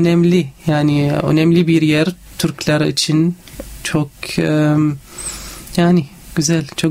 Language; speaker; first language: Turkish; non-native, learner; Arabic